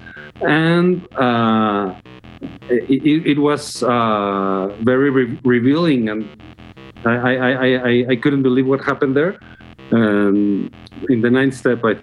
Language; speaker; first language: English; non-native, fluent; Spanish